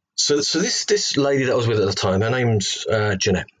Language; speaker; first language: English; native; English